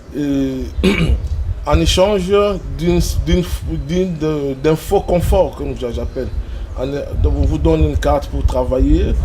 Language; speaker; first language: French; non-native, local second language; Lingala